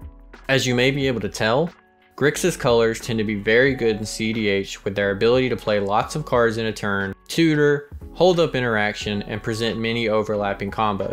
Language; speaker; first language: English; native; English